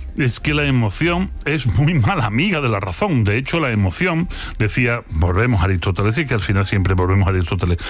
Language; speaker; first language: Spanish; native; Spanish